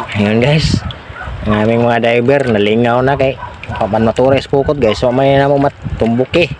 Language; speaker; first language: Filipino; non-native, local second language; Cebuano